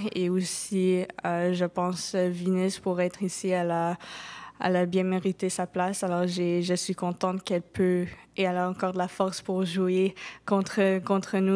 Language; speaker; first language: French; non-native, local second language; English